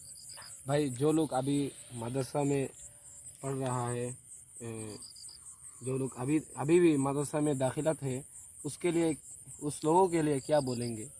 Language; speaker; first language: Hindi; non-native, local second language; Bangla